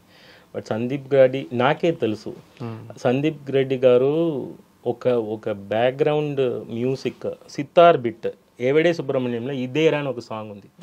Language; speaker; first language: Telugu; non-native, local second language; Tamil